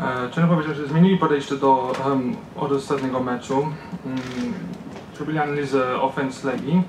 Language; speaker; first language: Polish; early bilingual, heritage; Polish